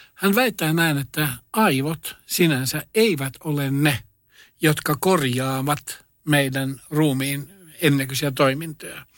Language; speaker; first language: Finnish; non-native, local second language; Swedish